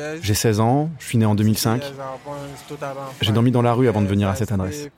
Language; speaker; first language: French; non-native, learner; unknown